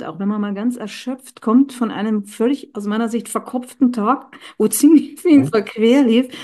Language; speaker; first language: German; native; German